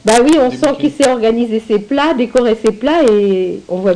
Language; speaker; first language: French; native; French